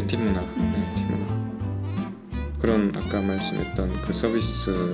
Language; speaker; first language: Korean; non-native, learner; French